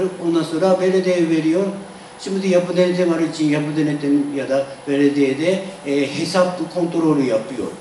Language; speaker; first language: Turkish; non-native, learner; Japanese